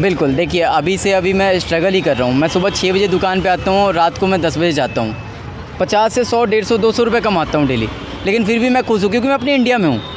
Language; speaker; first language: Hindi; native; Hindi